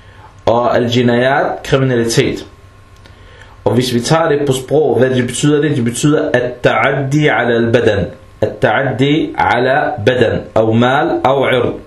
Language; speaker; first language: Danish; non-native, fluent; Arabic